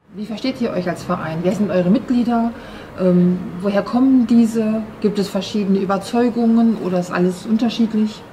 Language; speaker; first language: German; native; German